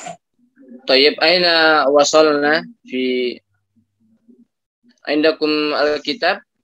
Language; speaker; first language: Arabic; non-native, fluent; Indonesian